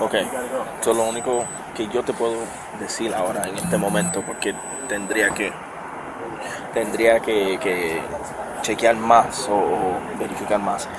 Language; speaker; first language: Spanish; early bilingual, other home language; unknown